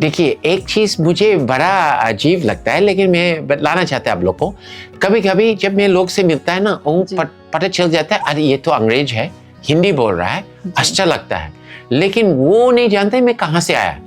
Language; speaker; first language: Hindi; non-native, fluent; English